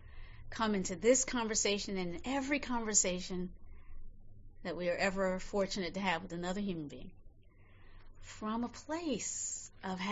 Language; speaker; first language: English; native; English